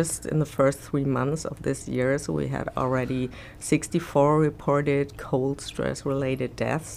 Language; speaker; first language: English; non-native, fluent; German